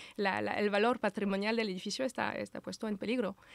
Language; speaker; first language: Spanish; non-native, fluent; French